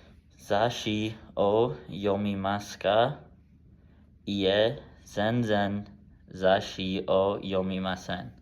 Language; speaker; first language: Japanese; non-native, learner; English